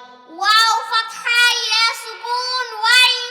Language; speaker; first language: Arabic; non-native, learner; Bangla